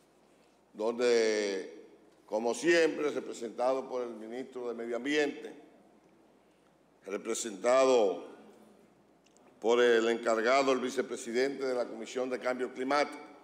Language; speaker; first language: Spanish; native; Spanish